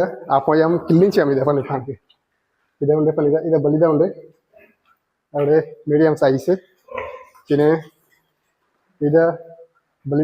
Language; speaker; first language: Malayalam; non-native, local second language; Hindi